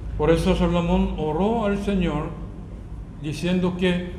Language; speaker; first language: Spanish; non-native, fluent; Korean